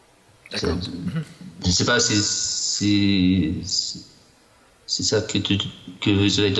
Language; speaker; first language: French; non-native, learner; English